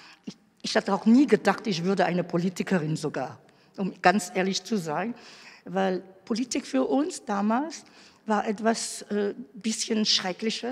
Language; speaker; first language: German; non-native, fluent; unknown